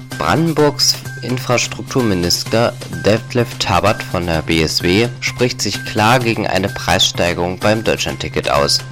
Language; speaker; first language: German; native; German